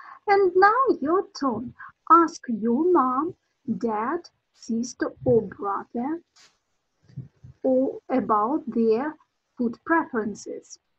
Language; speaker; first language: English; non-native, fluent; Ukrainian